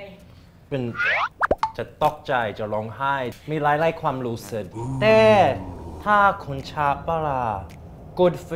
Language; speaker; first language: Thai; non-native, fluent; English